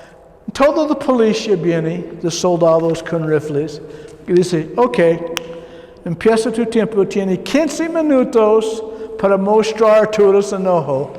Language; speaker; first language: Spanish; non-native, learner; English